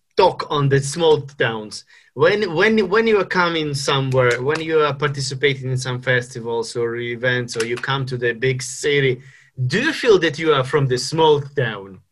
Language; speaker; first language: English; non-native, fluent; Ukrainian